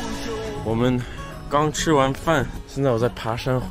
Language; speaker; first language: Chinese; early bilingual, other home language; English